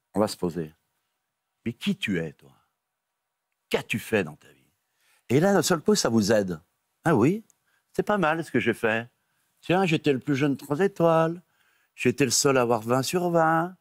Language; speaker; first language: French; native; French